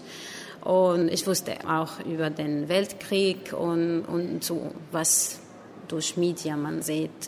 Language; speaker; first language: German; non-native, learner; Arabic